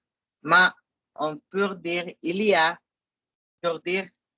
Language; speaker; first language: French; non-native, fluent; Spanish